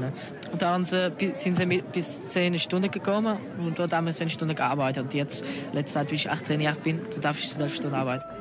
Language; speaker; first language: German; non-native, learner; Portuguese